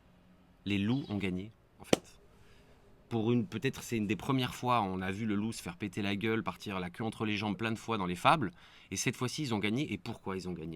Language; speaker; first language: French; native; French